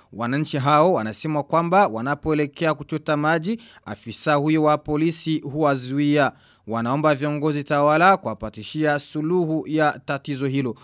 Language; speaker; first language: Swahili; non-native, local second language; Rundi